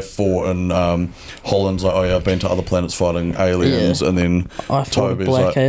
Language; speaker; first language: English; native; English